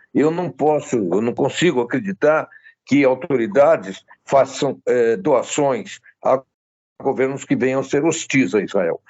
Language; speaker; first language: Portuguese; native; Portuguese